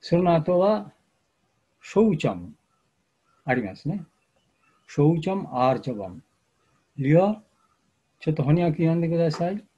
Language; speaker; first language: Japanese; non-native, fluent; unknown